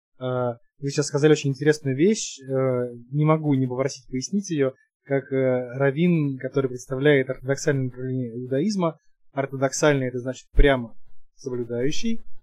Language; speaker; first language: Russian; native; Russian